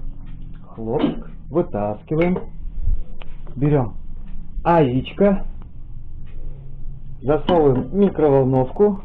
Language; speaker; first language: Russian; native; Russian